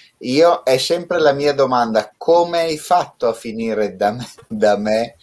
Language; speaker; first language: Italian; native; Italian